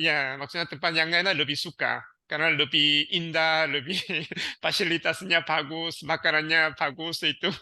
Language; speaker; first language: Indonesian; non-native, learner; Korean